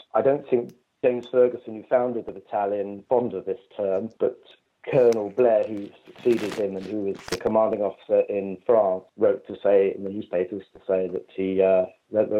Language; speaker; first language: English; native; English